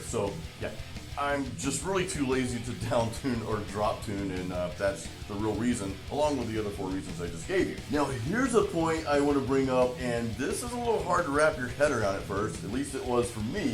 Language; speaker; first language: English; native; English